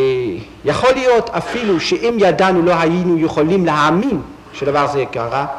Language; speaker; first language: Hebrew; non-native, fluent; Dutch